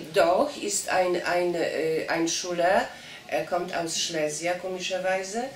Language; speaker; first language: German; non-native, fluent; Polish